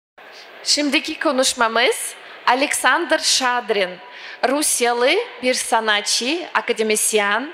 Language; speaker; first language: Turkish; non-native, fluent; Russian